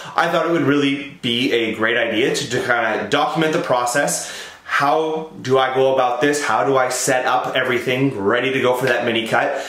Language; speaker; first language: English; native; English